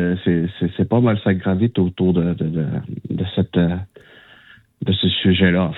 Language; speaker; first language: French; non-native, local second language; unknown